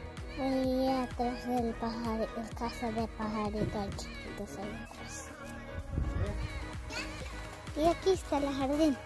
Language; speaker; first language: Spanish; early bilingual, heritage; Spanish